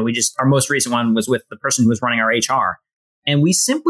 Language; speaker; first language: English; native; English